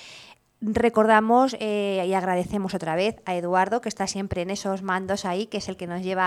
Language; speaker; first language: Spanish; native; Spanish